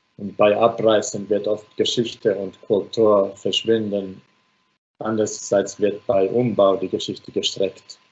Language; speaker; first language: German; non-native, fluent; Finnish